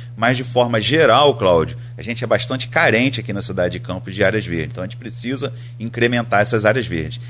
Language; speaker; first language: Portuguese; native; Portuguese